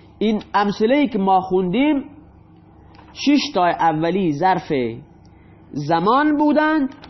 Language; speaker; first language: Persian; non-native, local second language; Baluchi